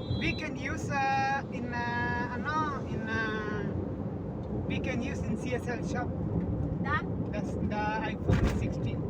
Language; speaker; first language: English; non-native, learner; Hiligaynon